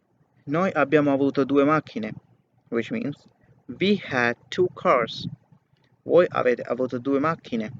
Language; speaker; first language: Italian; non-native, fluent; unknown